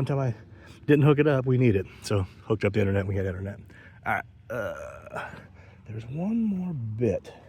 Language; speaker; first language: English; native; English